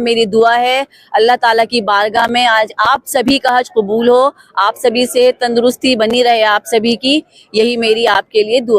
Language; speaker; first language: Hindi; native; Hindi